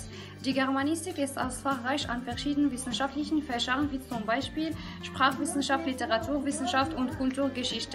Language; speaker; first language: German; non-native, fluent; Arabic